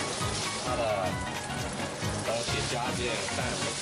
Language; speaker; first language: Chinese; non-native, learner; English